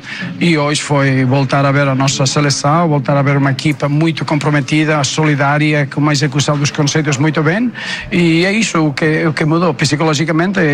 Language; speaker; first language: Portuguese; non-native, fluent; Spanish